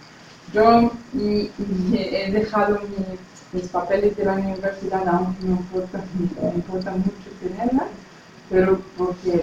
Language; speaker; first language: Spanish; non-native, fluent; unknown